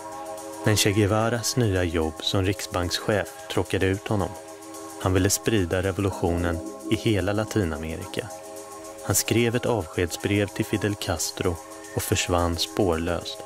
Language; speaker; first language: Swedish; native; Swedish